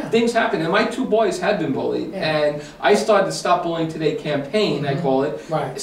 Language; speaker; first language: English; native; English